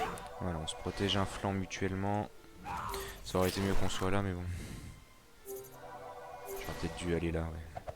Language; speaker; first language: French; native; French